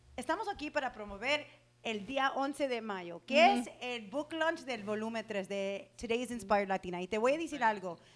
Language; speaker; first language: Spanish; early bilingual, heritage; Spanish